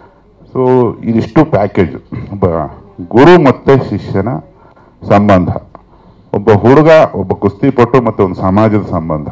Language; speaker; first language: Kannada; native; Kannada